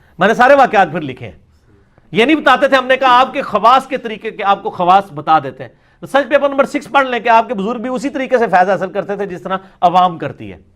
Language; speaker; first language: Urdu; non-native, local second language; Punjabi